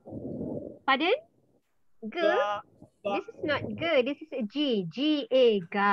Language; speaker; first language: English; non-native, learner; Malay